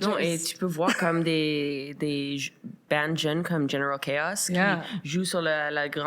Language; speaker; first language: French; non-native, local second language; English